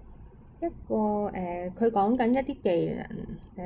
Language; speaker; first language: Chinese; non-native, local second language; Cantonese